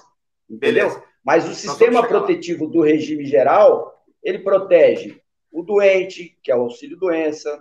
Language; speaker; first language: Portuguese; native; Portuguese